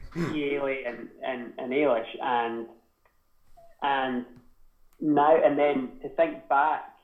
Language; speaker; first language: English; native; English